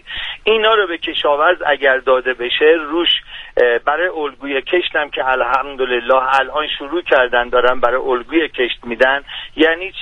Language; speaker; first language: Persian; native; Persian